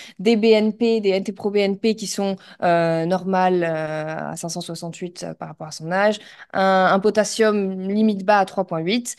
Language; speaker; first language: French; native; French